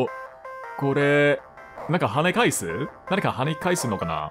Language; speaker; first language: Japanese; non-native, fluent; English